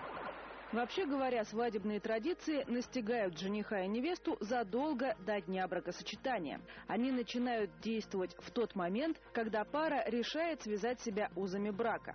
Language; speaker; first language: Russian; native; Russian